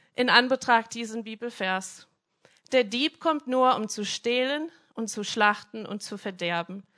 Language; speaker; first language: German; non-native, fluent; English